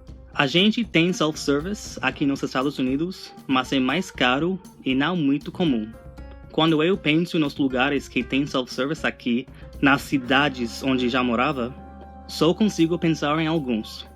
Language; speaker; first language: Portuguese; non-native, fluent; English